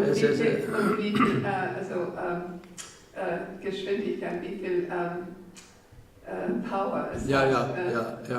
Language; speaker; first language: German; non-native, fluent; English